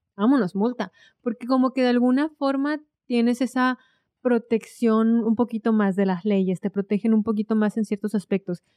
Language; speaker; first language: Spanish; native; Spanish